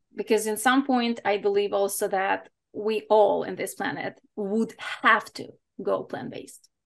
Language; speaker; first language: English; non-native, fluent; Ukrainian